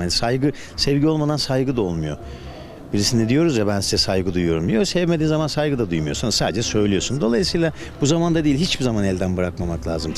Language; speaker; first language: Turkish; native; Turkish